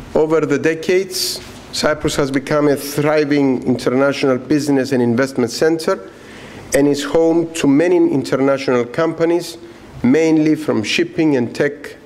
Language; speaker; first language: English; non-native, fluent; Greek